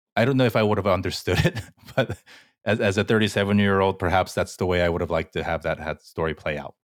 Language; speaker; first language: English; early bilingual, other home language; Korean